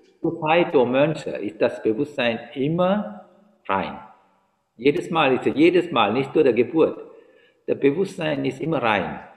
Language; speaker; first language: German; non-native, learner; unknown